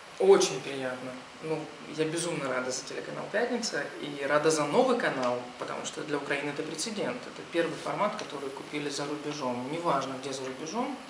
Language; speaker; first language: Russian; native; Russian